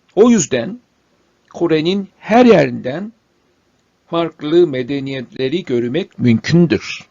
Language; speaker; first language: Turkish; non-native, fluent; Korean